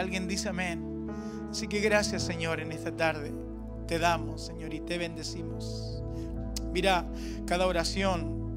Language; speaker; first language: Spanish; native; Spanish